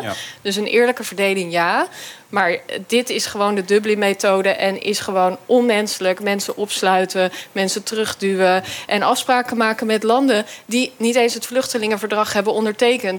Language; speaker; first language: Dutch; native; Dutch